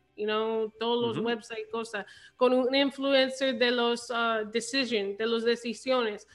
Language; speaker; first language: Spanish; early bilingual, heritage; English